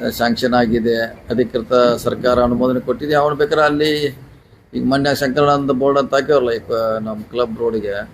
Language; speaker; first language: Kannada; native; Kannada